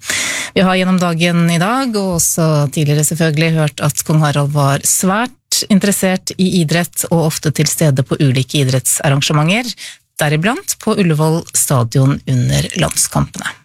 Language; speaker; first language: Norwegian; native; Norwegian